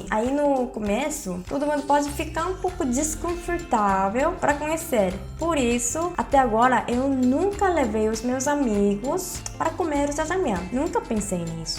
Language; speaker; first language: Portuguese; non-native, fluent; Korean